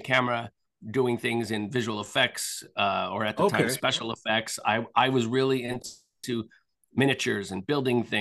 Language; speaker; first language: English; native; English